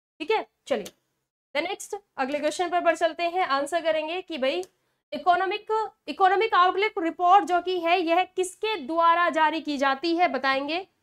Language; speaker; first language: Hindi; native; Hindi